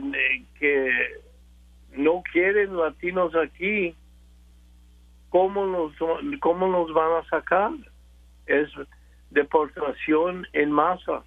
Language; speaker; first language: Spanish; early bilingual, other home language; English